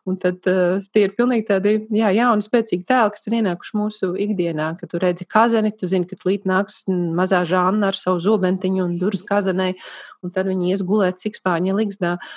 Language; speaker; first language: Latvian; native; Latvian